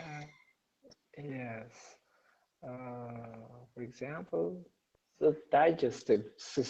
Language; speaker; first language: English; non-native, learner; Persian